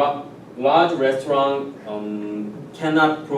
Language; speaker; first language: English; non-native, learner; Korean